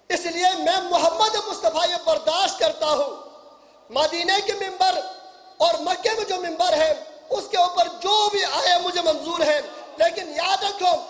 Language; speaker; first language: Urdu; non-native, local second language; Punjabi